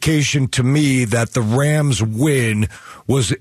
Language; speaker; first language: English; native; English